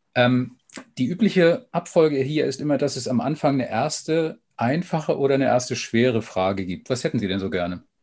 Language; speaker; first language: German; native; German